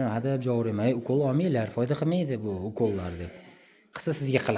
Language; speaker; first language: Uzbek; native; Uzbek